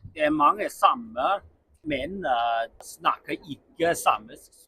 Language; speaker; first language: Norwegian; non-native, learner; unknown